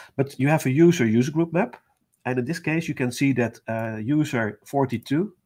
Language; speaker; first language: English; non-native, fluent; Dutch